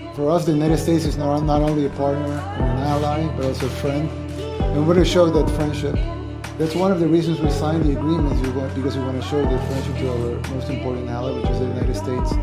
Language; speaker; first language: English; non-native, fluent; Spanish